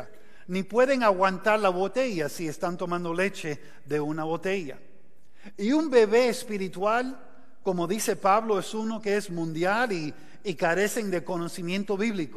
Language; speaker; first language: Spanish; non-native, fluent; English